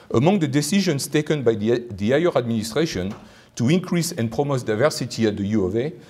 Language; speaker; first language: English; non-native, fluent; French